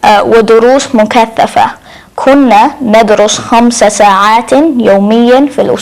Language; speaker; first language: Arabic; non-native, learner; English